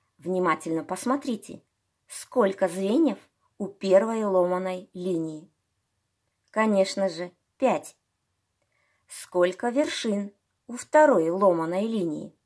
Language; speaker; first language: Russian; native; Russian